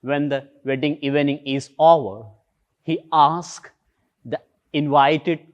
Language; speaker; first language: English; non-native, local second language; Malayalam